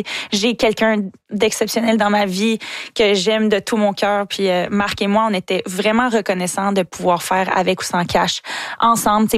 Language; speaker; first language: French; native; French